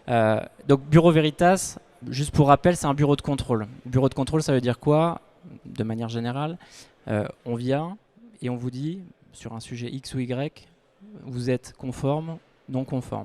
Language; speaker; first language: French; native; French